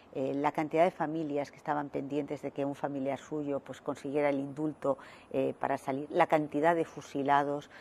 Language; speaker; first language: Spanish; native; Spanish